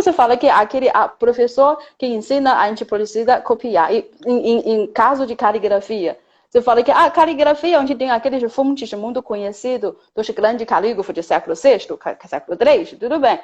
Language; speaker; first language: Portuguese; non-native, fluent; Chinese